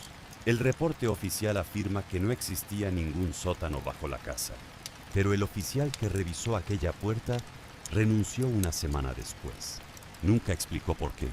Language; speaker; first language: Spanish; native; Spanish